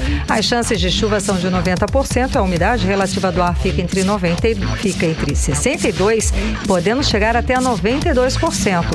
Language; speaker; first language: Portuguese; native; Portuguese